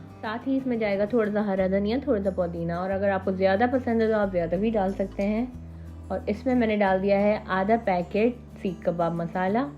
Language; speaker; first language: Urdu; native; Urdu